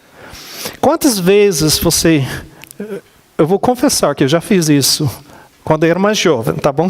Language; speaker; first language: Portuguese; non-native, fluent; English